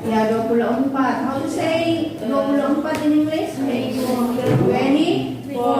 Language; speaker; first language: English; non-native, learner; Indonesian